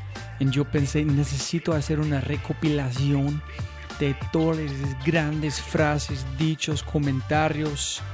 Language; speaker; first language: Spanish; non-native, fluent; English